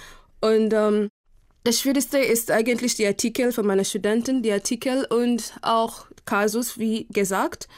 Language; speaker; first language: German; non-native, fluent; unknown